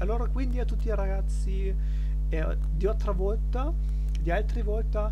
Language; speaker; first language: Italian; non-native, learner; German